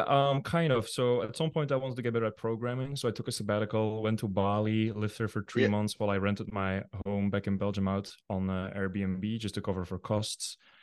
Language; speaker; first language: English; non-native, fluent; Dutch